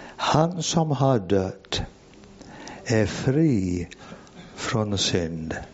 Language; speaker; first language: Swedish; non-native, fluent; English